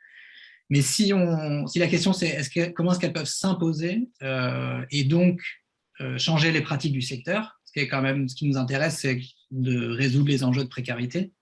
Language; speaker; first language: French; native; French